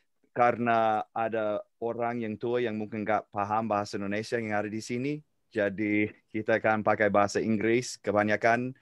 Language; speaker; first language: Indonesian; non-native, fluent; English